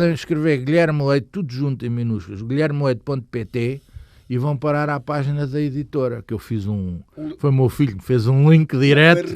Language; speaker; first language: Portuguese; native; Portuguese